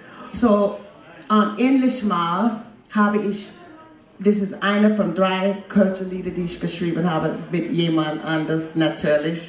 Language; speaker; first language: German; non-native, fluent; English